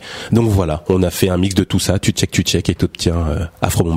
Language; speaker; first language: French; native; French